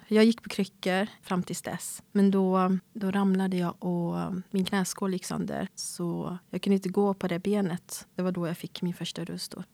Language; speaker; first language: Swedish; native; Swedish